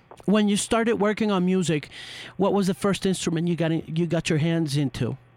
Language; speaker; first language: English; non-native, fluent; Spanish